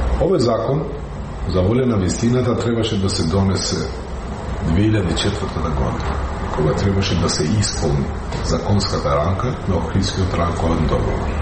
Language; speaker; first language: Macedonian; non-native, local second language; Albanian